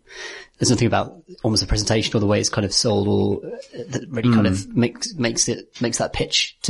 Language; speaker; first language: English; native; English